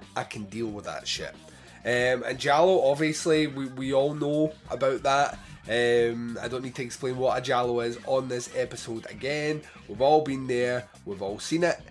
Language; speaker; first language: English; native; English